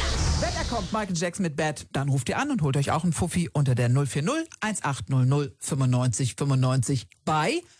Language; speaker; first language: German; native; German